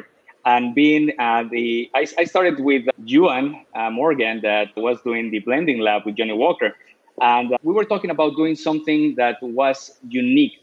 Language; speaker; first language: English; non-native, fluent; Spanish